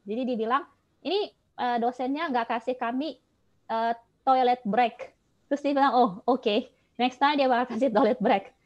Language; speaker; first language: Indonesian; native; Indonesian